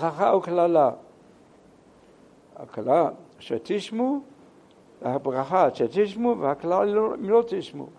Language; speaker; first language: Hebrew; non-native, fluent; English